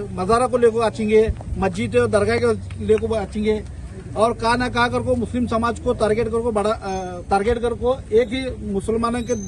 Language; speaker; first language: Hindi; native; Hindi